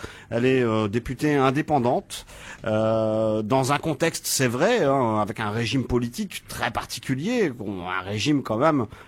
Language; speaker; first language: French; native; French